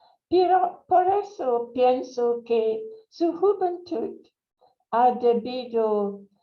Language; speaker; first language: Spanish; non-native, fluent; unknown